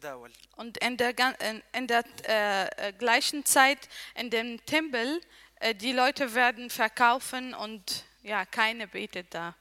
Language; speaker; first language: German; non-native, learner; Arabic